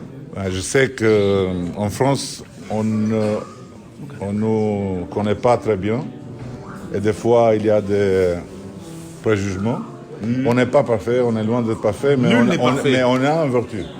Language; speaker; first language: French; non-native, fluent; Albanian